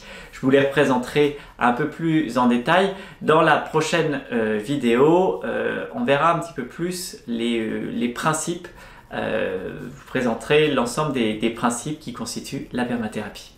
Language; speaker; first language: French; native; French